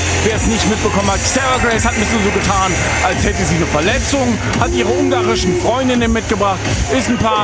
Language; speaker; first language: German; native; German